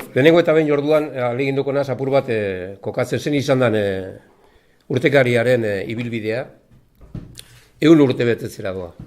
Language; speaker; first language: Basque; native; Basque